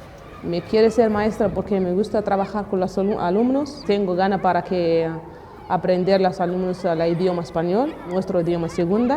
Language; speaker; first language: Spanish; non-native, learner; Arabic